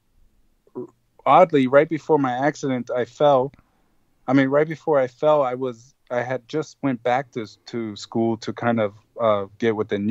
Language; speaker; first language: English; non-native, fluent; Spanish